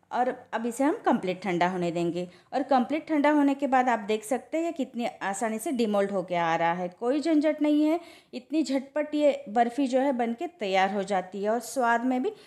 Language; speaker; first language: Hindi; non-native, local second language; Marathi